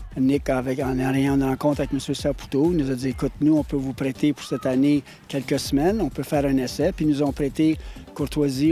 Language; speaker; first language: French; native; French